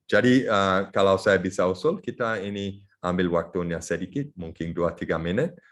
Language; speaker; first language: Indonesian; non-native, fluent; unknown